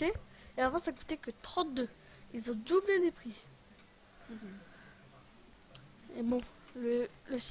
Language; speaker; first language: French; native; French